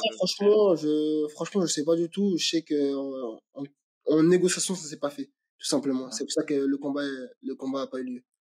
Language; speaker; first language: French; native; French